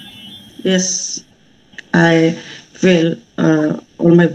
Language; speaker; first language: English; non-native, learner; Bangla